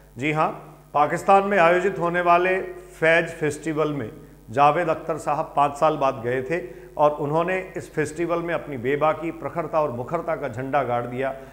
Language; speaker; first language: Hindi; native; Hindi